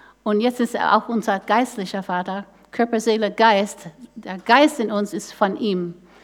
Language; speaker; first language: German; non-native, fluent; English